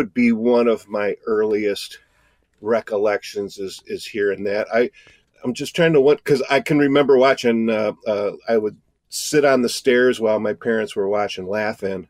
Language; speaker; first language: English; native; English